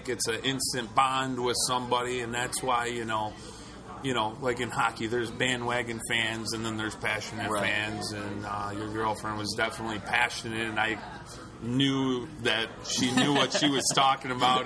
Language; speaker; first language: English; native; English